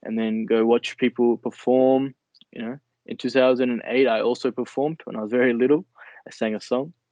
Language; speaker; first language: English; early bilingual, other home language; Nepali